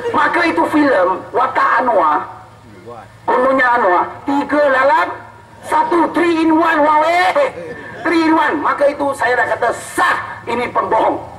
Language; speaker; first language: Malay; non-native, local second language; Chinese